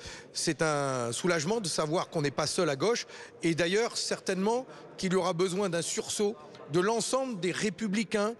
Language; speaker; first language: French; native; French